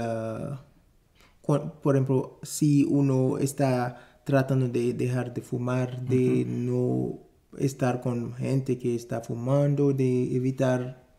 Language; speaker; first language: Spanish; non-native, fluent; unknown